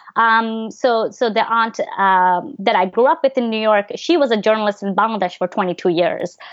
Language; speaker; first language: English; early bilingual, other home language; Bangla